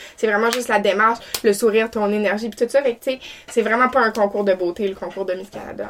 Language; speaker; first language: French; native; French